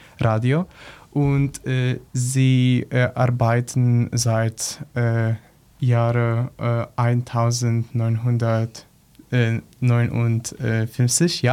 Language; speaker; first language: German; non-native, learner; Polish